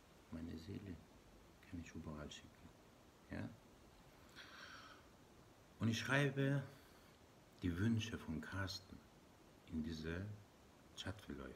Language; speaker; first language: German; non-native, learner; Persian